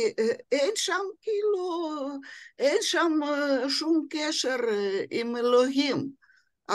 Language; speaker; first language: Hebrew; non-native, fluent; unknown